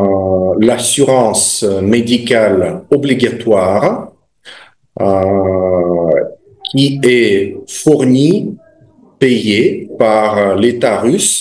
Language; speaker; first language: French; non-native, fluent; Russian